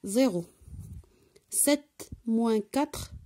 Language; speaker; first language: French; non-native, local second language; Arabic